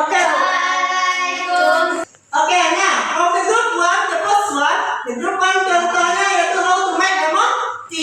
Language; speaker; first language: English; non-native, learner; Indonesian